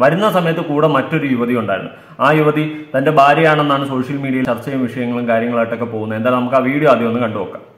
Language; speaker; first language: Malayalam; native; Malayalam